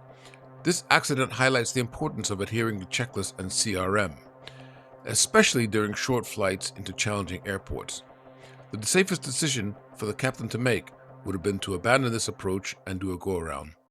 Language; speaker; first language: English; native; English